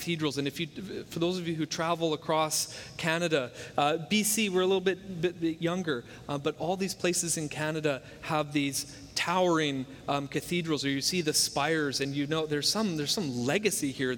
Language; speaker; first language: English; native; English